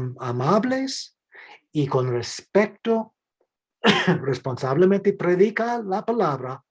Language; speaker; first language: Spanish; non-native, fluent; English